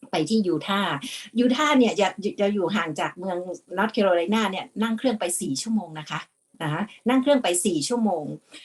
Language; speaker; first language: Thai; native; Thai